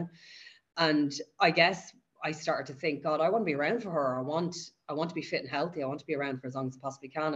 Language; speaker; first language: English; native; English